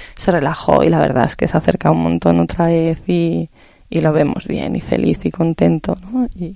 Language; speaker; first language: Spanish; native; Spanish